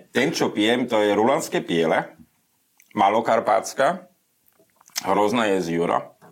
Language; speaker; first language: Slovak; non-native, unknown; German